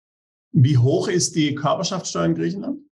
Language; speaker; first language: German; native; German